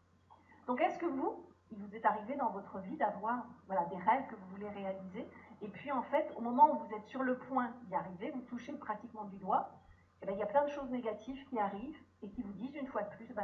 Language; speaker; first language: French; native; French